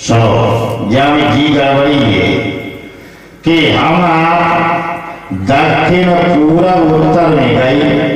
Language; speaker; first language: Hindi; native; Hindi